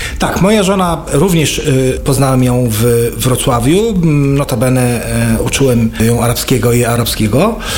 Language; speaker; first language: Polish; non-native, fluent; Arabic